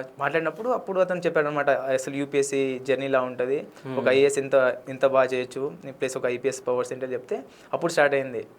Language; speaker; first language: Telugu; non-native, local second language; Lambadi